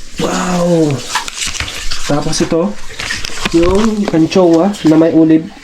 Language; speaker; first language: Filipino; non-native, local second language; Iloko